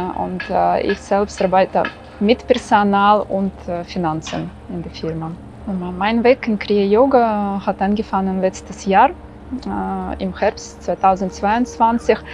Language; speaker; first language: German; non-native, fluent; Russian